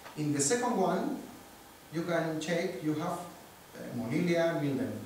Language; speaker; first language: English; non-native, fluent; Spanish